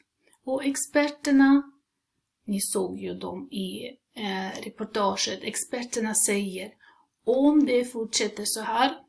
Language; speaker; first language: Swedish; non-native, fluent; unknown